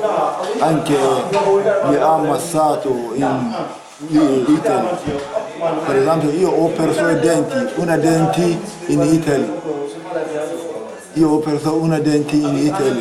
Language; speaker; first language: Italian; non-native, learner; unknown